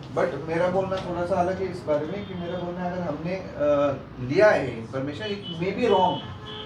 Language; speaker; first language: Hindi; non-native, local second language; Marathi